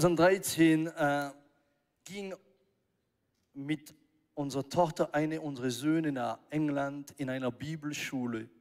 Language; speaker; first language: German; non-native, fluent; French